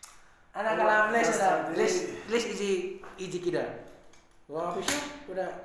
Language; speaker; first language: Arabic; non-native, learner; Indonesian